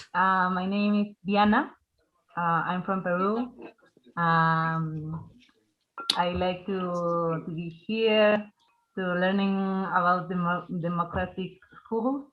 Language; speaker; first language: English; non-native, learner; Spanish